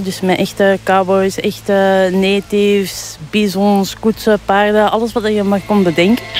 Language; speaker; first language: Dutch; native; Dutch